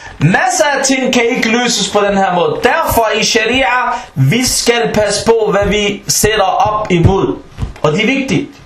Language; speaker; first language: Danish; early bilingual, other home language; Arabic